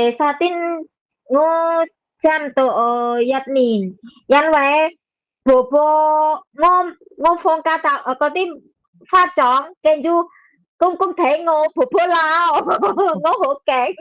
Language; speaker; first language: Cantonese; non-native, learner; Indonesian